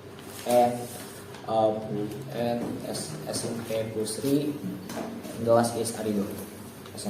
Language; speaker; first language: English; non-native, learner; Indonesian